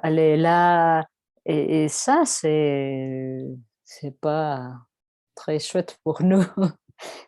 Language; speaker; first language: French; non-native, learner; Spanish